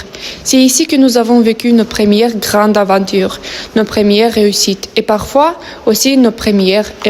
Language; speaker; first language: French; non-native, learner; Romanian